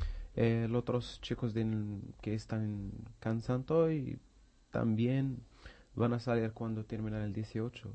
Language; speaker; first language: Spanish; non-native, learner; Arabic